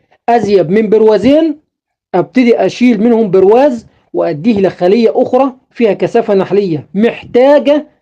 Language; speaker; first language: Arabic; native; Arabic